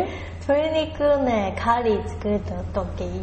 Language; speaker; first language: Japanese; non-native, learner; Chinese